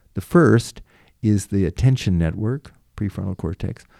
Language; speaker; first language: English; native; English